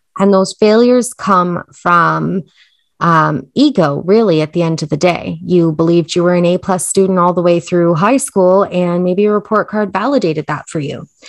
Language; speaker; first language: English; native; English